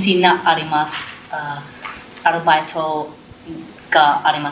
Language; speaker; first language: Japanese; non-native, learner; English